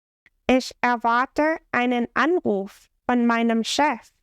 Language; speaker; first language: German; non-native, fluent; English